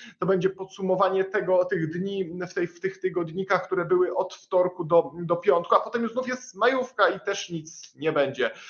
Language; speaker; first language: Polish; native; Polish